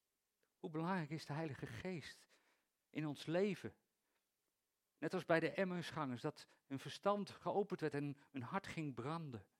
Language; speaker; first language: Dutch; native; Dutch